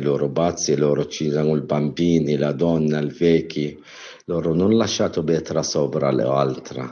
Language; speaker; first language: Italian; non-native, learner; Arabic